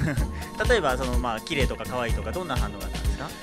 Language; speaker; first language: Japanese; native; Japanese